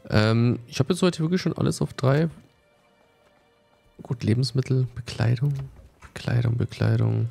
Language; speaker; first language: German; native; German